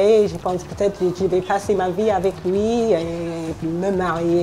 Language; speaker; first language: French; non-native, fluent; English